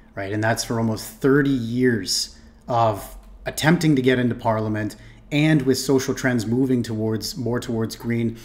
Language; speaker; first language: English; native; English